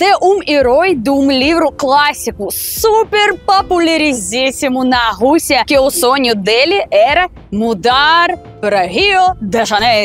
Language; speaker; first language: Portuguese; non-native, fluent; Russian